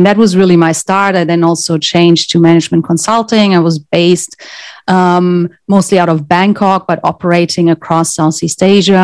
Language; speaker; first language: English; non-native, fluent; German